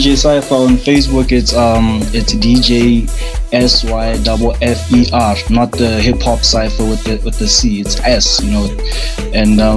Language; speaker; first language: English; non-native, local second language; Tswana